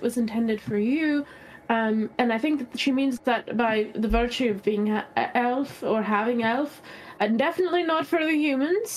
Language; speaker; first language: English; native; English